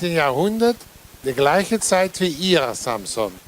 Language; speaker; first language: German; non-native, fluent; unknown